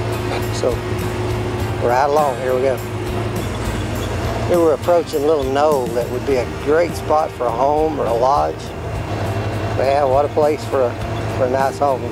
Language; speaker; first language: English; native; English